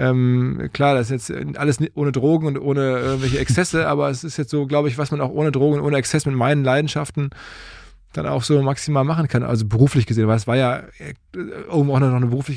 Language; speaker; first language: German; native; German